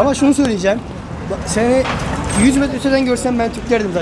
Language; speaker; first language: Turkish; native; Turkish